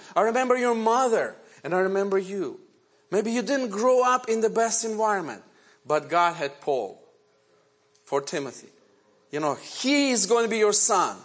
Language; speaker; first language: English; non-native, fluent; Ukrainian